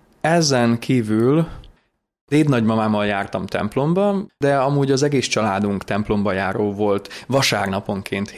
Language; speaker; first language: Hungarian; native; Hungarian